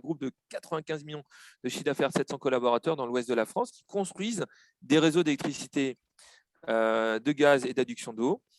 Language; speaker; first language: French; native; French